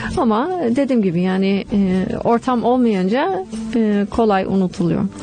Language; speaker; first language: Turkish; non-native, fluent; English